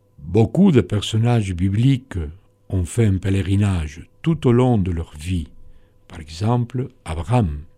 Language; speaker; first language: French; non-native, fluent; Spanish